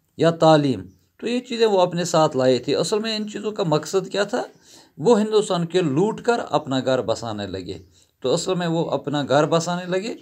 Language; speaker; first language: Urdu; non-native, local second language; Kashmiri